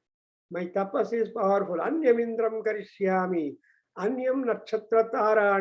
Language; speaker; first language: English; non-native, local second language; Telugu